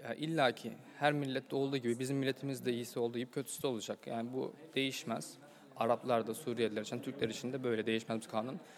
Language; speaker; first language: Turkish; native; Turkish